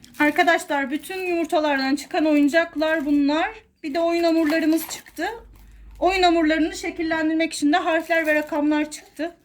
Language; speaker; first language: Turkish; native; Turkish